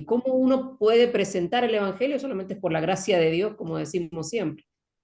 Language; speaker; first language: Spanish; native; Spanish